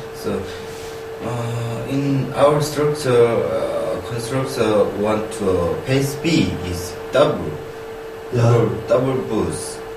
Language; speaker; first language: English; non-native, learner; Korean